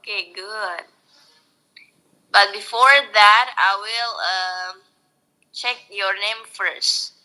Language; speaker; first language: English; non-native, local second language; Indonesian